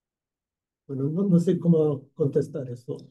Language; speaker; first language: Spanish; non-native, fluent; English